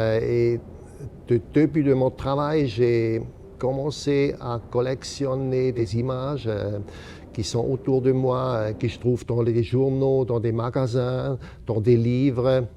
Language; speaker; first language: French; non-native, fluent; German